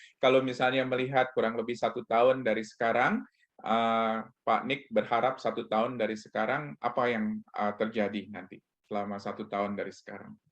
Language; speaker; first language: Indonesian; native; Indonesian